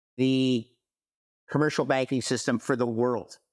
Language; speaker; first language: English; native; English